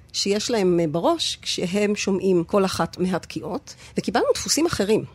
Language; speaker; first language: Hebrew; native; Hebrew